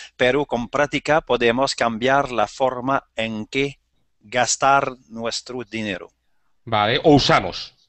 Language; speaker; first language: Spanish; non-native, learner; French